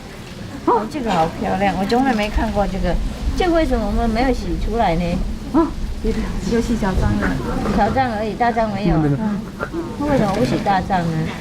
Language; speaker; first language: Chinese; non-native, fluent; Vietnamese